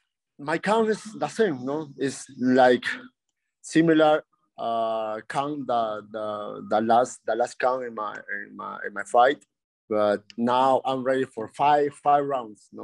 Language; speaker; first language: English; non-native, learner; Spanish